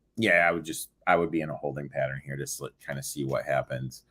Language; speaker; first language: English; native; English